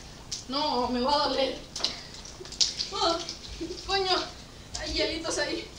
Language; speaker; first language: Spanish; native; Spanish